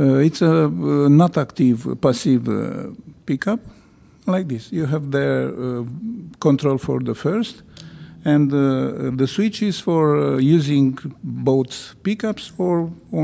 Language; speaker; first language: English; non-native, learner; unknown